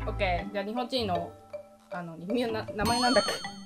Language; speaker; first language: Japanese; non-native, learner; Chinese